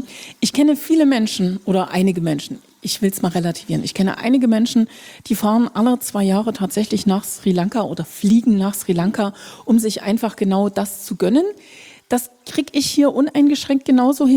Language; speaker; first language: German; native; German